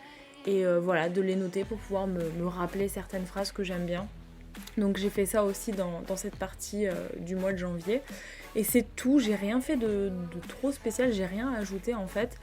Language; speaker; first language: French; native; French